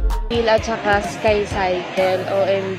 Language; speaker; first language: Filipino; non-native, local second language; Cebuano